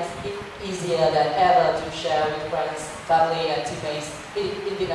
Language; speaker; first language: English; non-native, learner; Vietnamese